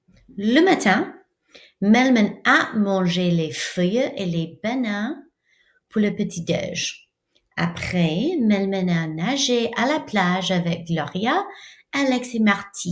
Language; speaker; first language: French; non-native, fluent; English